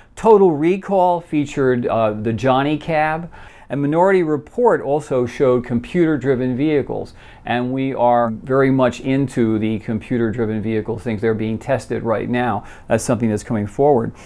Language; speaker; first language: English; native; English